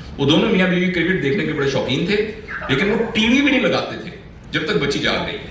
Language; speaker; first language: Urdu; non-native, local second language; Punjabi